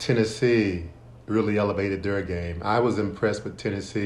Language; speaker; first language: English; native; English